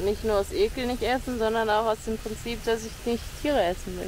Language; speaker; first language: German; native; German